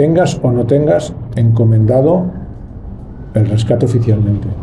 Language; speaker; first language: Spanish; native; Spanish